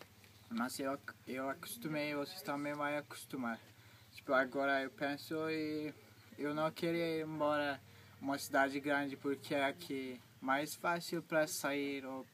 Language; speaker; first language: Portuguese; non-native, learner; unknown